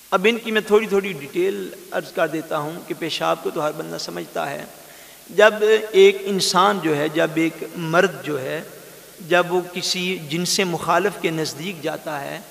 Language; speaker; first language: Urdu; non-native, local second language; Punjabi